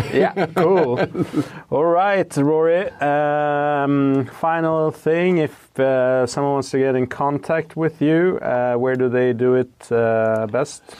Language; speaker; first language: English; non-native, fluent; Swedish